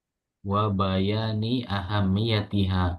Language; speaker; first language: Arabic; non-native, fluent; Indonesian